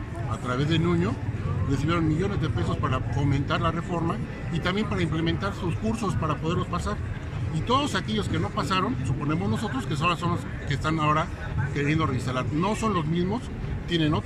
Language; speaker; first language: Spanish; native; Spanish